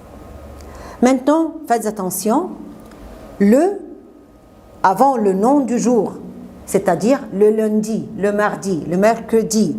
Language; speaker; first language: French; non-native, fluent; Arabic